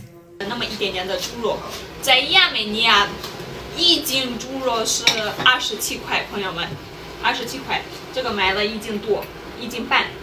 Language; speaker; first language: Chinese; non-native, fluent; Armenian